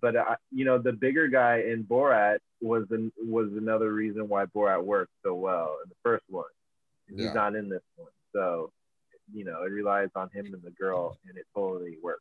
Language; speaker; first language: English; native; English